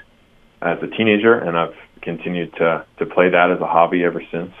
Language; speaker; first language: English; native; English